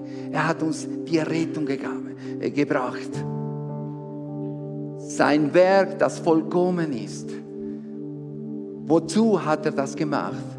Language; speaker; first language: German; non-native, fluent; Spanish